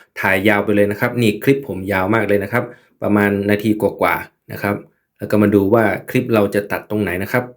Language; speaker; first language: Thai; native; Thai